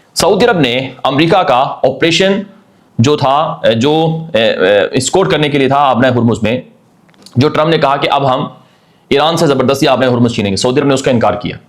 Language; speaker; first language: Urdu; native; Urdu